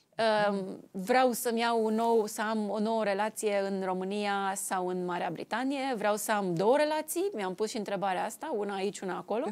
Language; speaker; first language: Romanian; native; Romanian